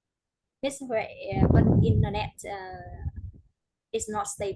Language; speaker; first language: English; non-native, learner; Vietnamese